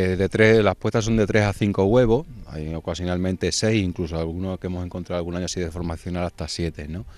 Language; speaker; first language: Spanish; native; Spanish